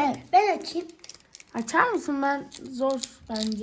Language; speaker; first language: Turkish; native; Turkish